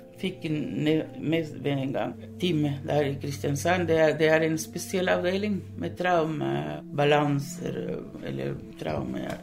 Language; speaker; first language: Norwegian; non-native, fluent; Spanish